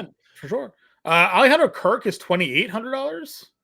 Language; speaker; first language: English; native; English